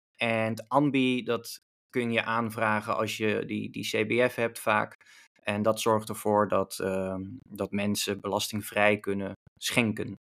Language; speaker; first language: Dutch; native; Dutch